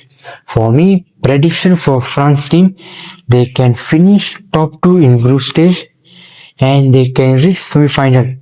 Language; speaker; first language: English; non-native, learner; Malay